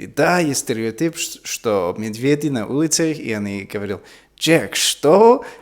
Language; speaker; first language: Russian; non-native, learner; English